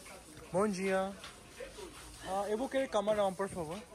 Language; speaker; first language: Portuguese; non-native, learner; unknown